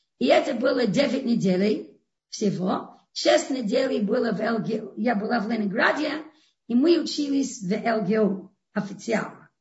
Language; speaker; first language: Russian; non-native, fluent; English